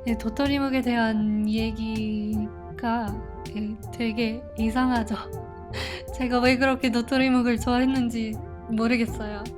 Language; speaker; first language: Korean; non-native, fluent; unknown